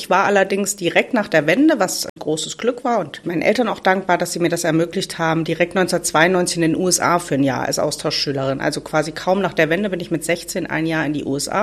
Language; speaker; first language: German; native; German